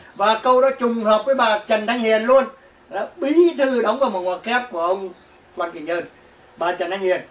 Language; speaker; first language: Vietnamese; native; Vietnamese